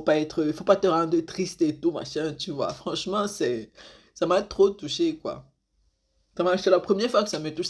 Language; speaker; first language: French; native; French